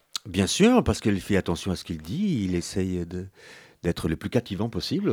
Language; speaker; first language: French; native; French